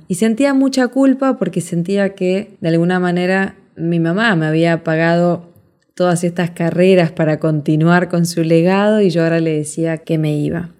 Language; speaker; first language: Spanish; native; Spanish